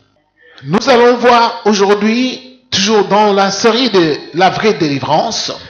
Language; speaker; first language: French; non-native, local second language; Lingala